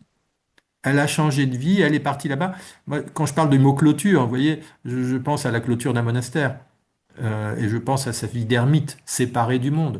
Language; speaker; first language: French; native; French